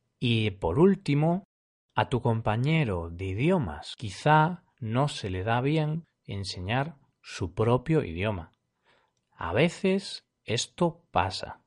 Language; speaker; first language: Spanish; native; Spanish